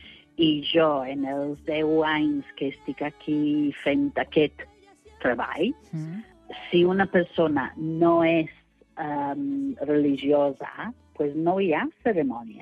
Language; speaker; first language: Catalan; non-native, fluent; English